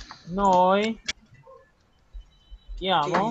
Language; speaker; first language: Italian; non-native, fluent; Spanish